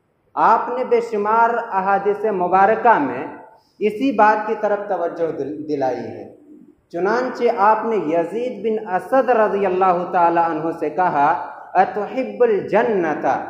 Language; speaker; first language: Urdu; native; Urdu